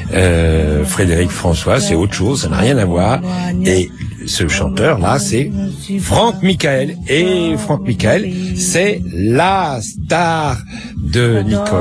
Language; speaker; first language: French; native; French